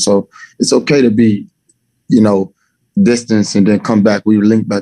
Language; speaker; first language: English; native; English